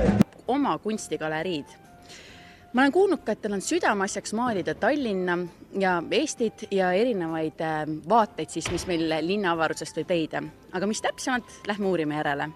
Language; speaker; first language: Estonian; native; Estonian